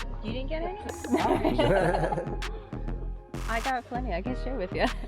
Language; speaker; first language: English; native; English